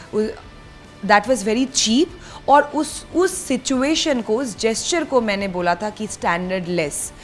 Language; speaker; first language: Hindi; non-native, local second language; Bangla